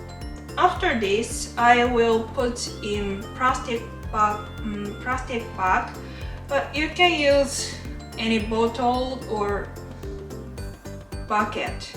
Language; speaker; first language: English; non-native, learner; Japanese